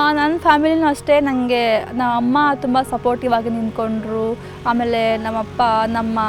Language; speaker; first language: Kannada; native; Kannada